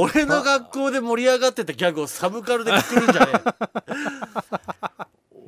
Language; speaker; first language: Japanese; native; Japanese